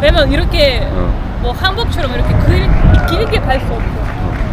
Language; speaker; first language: Korean; non-native, learner; Russian